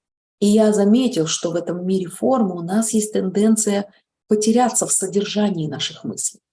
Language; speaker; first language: Russian; native; Russian